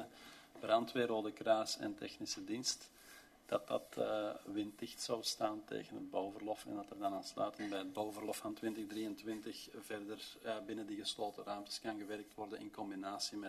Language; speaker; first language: Dutch; native; Dutch